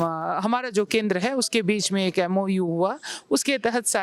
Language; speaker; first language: Hindi; native; Hindi